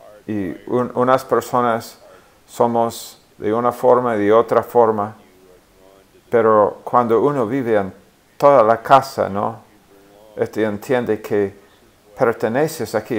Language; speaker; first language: Spanish; non-native, fluent; English